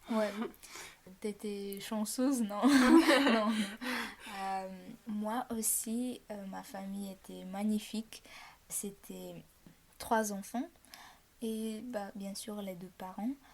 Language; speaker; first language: French; non-native, fluent; Bulgarian